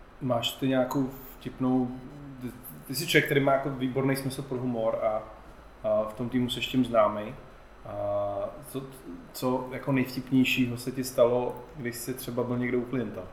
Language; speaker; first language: Czech; native; Czech